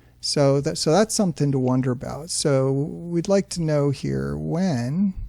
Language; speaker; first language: English; native; English